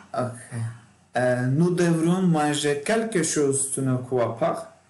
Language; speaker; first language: French; non-native, learner; Turkish